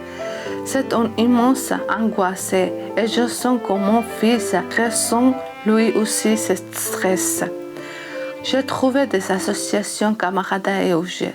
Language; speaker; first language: French; non-native, learner; Georgian